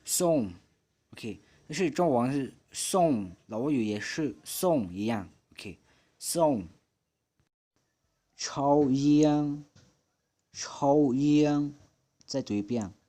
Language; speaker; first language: Chinese; non-native, fluent; Hmong